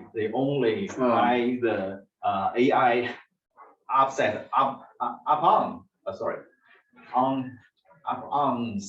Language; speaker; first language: English; non-native, learner; Chinese